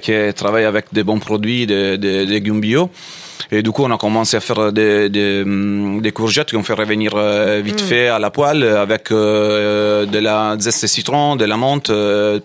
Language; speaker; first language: French; non-native, fluent; Italian